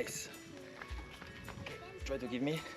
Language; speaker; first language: English; non-native, learner; French